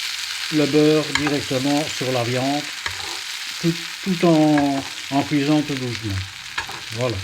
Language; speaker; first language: French; native; French